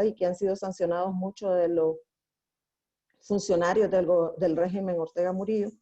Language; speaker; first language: Spanish; native; Spanish